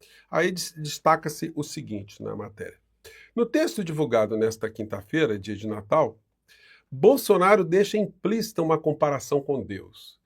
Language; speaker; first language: Portuguese; native; Portuguese